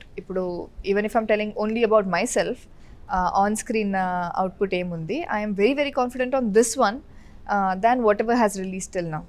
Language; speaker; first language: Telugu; non-native, local second language; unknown